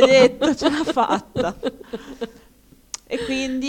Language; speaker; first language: Italian; native; Italian